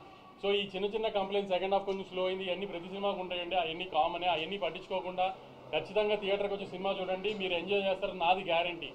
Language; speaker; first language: Telugu; native; Telugu